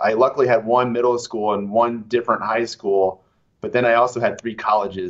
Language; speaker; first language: English; native; English